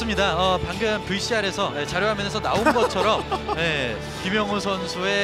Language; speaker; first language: Korean; native; Korean